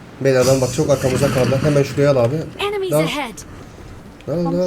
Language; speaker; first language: Turkish; native; Turkish